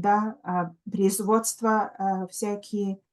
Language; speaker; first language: Russian; early bilingual, heritage; Russian